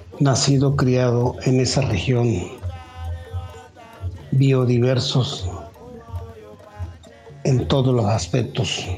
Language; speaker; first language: Spanish; non-native, local second language; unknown